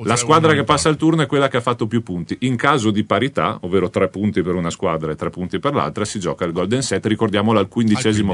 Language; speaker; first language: Italian; native; Italian